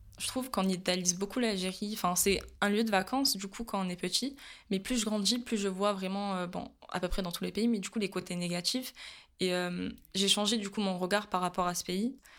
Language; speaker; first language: French; native; French